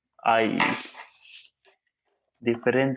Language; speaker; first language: Spanish; non-native, fluent; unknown